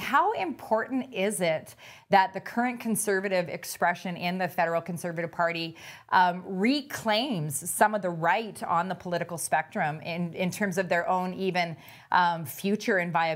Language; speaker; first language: English; native; English